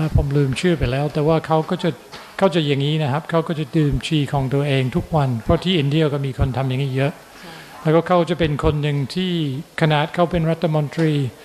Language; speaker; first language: Thai; non-native, fluent; English